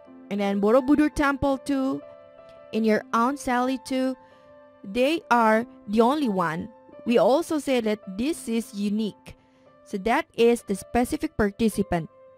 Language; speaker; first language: English; non-native, fluent; Indonesian